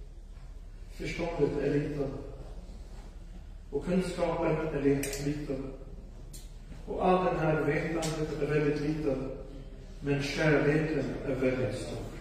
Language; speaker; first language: Swedish; non-native, fluent; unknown